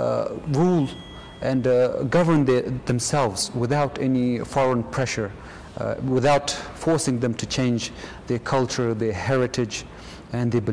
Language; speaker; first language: English; non-native, fluent; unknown